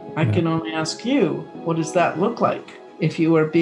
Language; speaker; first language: English; native; English